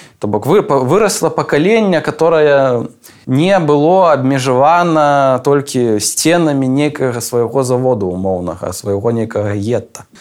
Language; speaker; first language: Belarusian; non-native, local second language; Russian